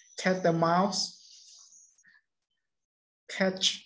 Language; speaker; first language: English; non-native, learner; Khmer